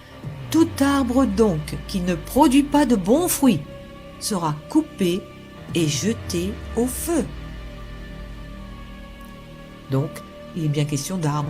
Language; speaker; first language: French; native; French